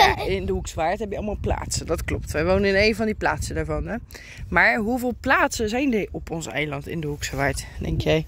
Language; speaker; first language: Dutch; native; Dutch